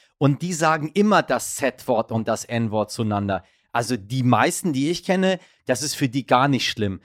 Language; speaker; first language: German; early bilingual, other home language; Persian